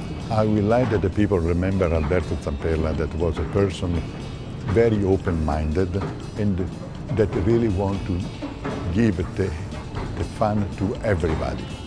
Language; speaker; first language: English; non-native, fluent; Italian